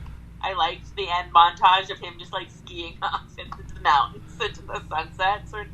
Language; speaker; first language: English; native; English